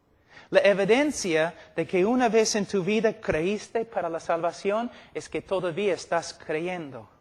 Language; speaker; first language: Spanish; non-native, fluent; English